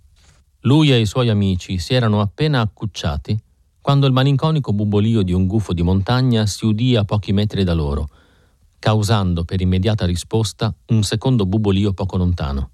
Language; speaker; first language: Italian; native; Italian